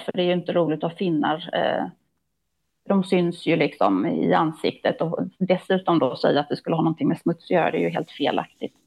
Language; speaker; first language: Swedish; native; Swedish